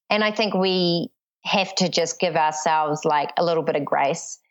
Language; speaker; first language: English; native; English